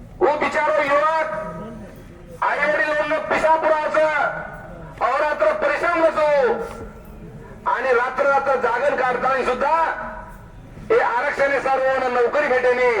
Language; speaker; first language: Marathi; non-native, local second language; Lambadi